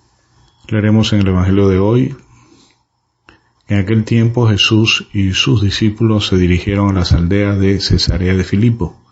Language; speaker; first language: Spanish; native; Spanish